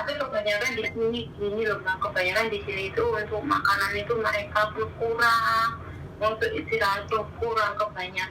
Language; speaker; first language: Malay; non-native, local second language; Javanese